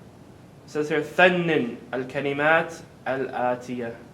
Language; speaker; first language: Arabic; non-native, fluent; English